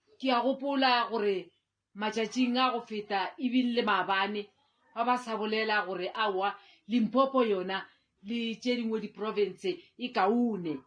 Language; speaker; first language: Northern Sotho; native; Northern Sotho